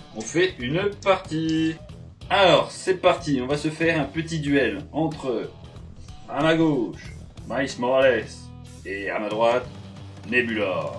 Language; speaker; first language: French; native; French